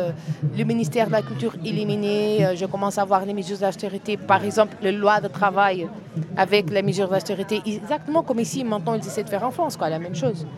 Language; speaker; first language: French; non-native, fluent; Portuguese